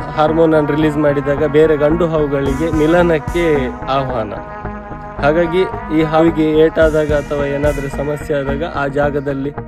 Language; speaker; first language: Kannada; non-native, local second language; Tulu